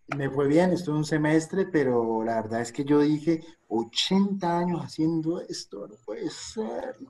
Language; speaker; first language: Spanish; native; Spanish